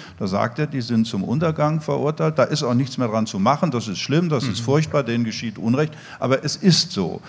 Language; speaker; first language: German; native; German